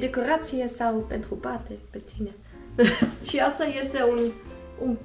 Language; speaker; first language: Romanian; non-native, learner; Dutch